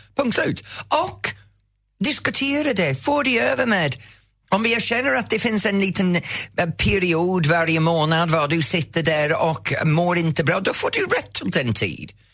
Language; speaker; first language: Swedish; non-native, fluent; English